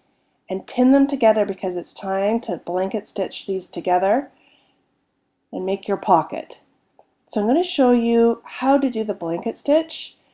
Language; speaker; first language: English; native; English